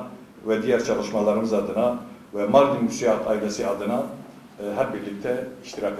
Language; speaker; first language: Turkish; native; Turkish